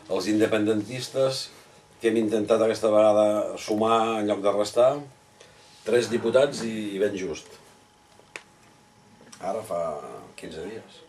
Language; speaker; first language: Catalan; native; Catalan